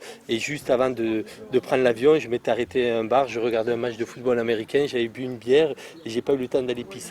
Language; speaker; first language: French; native; French